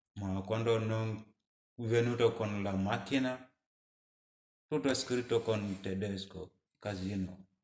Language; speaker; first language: Italian; non-native, learner; Mandingo